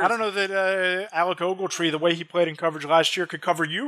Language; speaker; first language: English; native; English